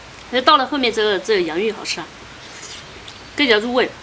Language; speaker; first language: Chinese; native; Chinese